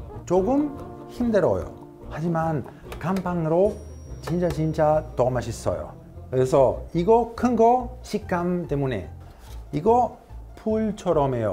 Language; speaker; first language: Korean; non-native, learner; Italian